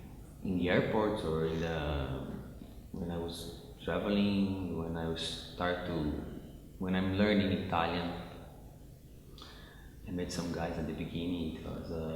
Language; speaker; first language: English; non-native, fluent; Portuguese